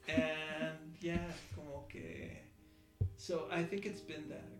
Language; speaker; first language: English; early bilingual, other home language; Spanish